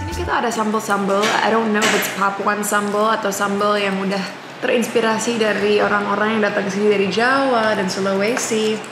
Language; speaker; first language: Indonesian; non-native, local second language; English